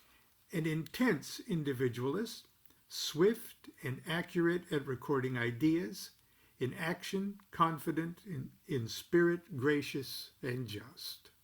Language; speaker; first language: English; native; English